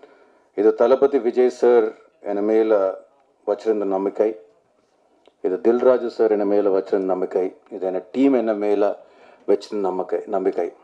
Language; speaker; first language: Tamil; non-native, learner; Telugu